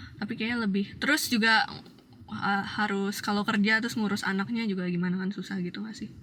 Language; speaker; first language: Indonesian; native; Indonesian